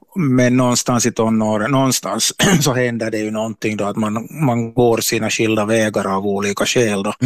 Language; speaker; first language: Swedish; native; Swedish